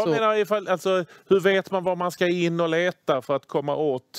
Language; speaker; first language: Swedish; native; Swedish